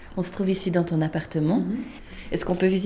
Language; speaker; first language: French; native; French